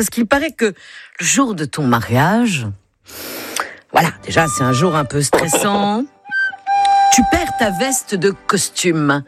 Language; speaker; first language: French; native; French